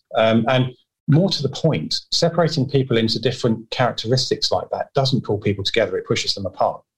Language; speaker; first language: English; native; English